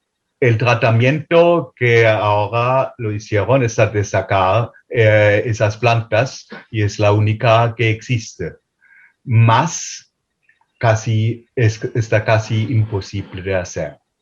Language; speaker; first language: Spanish; non-native, fluent; German